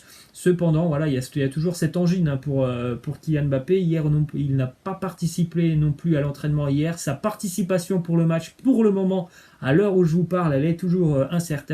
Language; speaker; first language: French; native; French